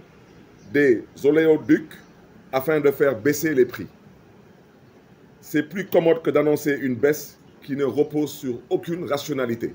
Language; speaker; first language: French; non-native, local second language; Wolof